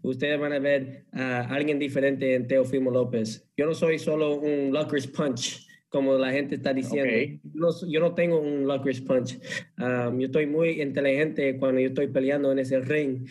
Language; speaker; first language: Spanish; early bilingual, heritage; English